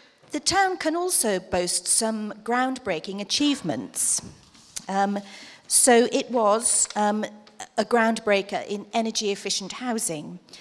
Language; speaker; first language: English; native; English